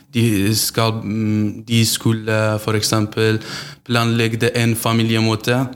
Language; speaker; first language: Norwegian; non-native, learner; Central Kurdish